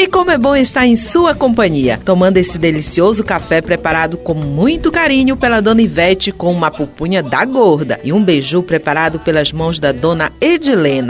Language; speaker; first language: Portuguese; native; Portuguese